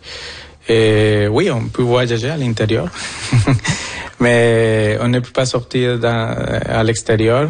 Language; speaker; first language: French; non-native, fluent; Spanish